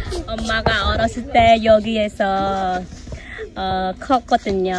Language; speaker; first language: Korean; non-native, learner; Khmer